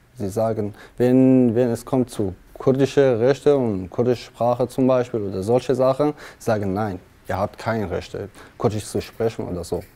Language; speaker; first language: German; non-native, learner; Kurdish